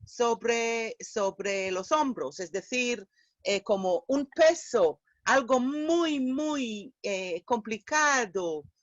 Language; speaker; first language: Spanish; non-native, fluent; Hebrew